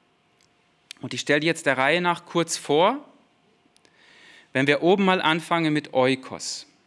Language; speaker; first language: German; native; German